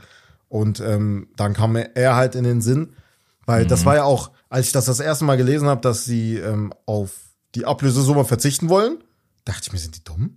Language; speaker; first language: German; native; German